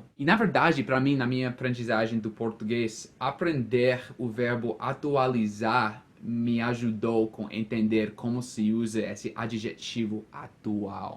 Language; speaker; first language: Portuguese; non-native, fluent; English